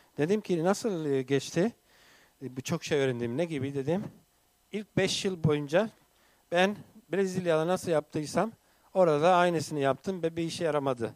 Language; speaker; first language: Turkish; non-native, fluent; English